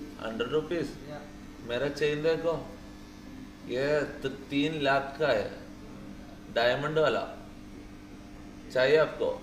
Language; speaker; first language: Hindi; non-native, local second language; Malayalam